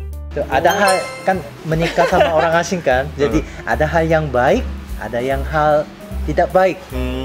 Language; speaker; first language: Indonesian; non-native, fluent; Korean